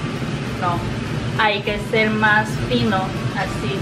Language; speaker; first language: Spanish; non-native, fluent; Chinese